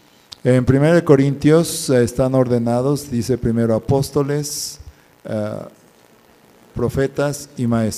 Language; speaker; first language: Spanish; native; Spanish